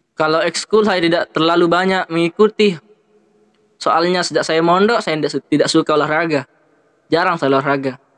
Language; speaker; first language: Indonesian; non-native, local second language; Sasak